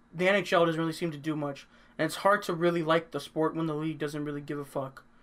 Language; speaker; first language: English; native; English